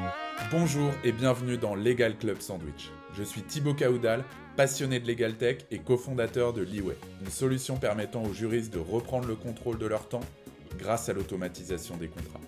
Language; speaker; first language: French; native; French